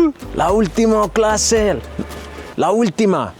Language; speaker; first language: Spanish; non-native, learner; Estonian